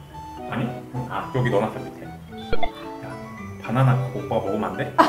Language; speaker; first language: Korean; native; Korean